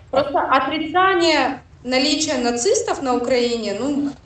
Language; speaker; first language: Russian; native; Russian